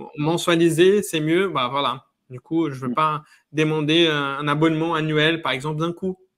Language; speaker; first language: French; non-native, fluent; Portuguese